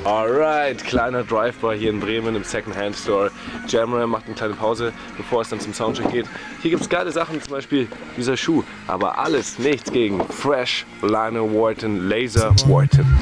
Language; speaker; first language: German; native; German